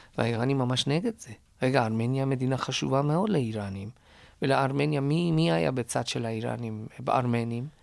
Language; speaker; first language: Hebrew; non-native, fluent; Persian